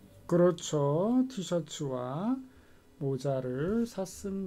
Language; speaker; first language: Korean; native; Korean